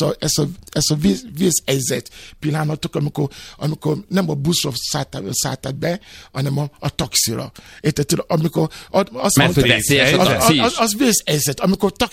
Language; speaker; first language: Hungarian; non-native, fluent; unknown